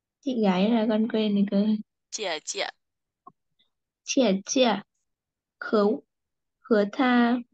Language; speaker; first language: Chinese; non-native, learner; Vietnamese